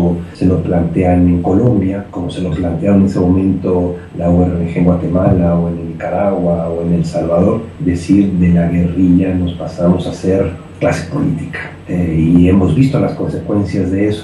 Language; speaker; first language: Spanish; native; Spanish